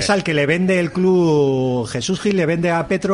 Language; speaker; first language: Spanish; native; Spanish